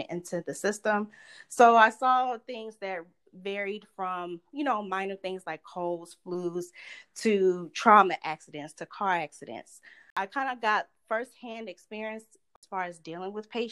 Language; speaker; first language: English; native; English